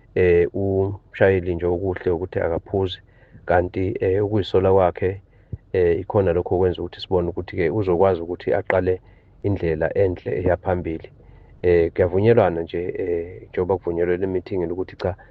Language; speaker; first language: Zulu; native; Zulu